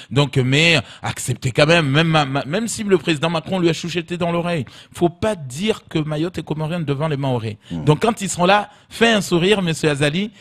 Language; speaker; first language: French; native; French